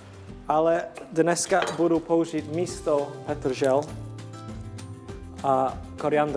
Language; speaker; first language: Czech; non-native, learner; English